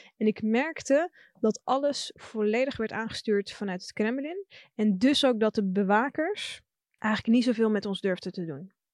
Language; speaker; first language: Dutch; early bilingual, other home language; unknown